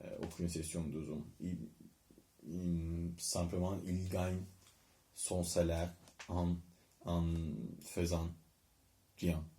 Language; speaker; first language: French; non-native, learner; Turkish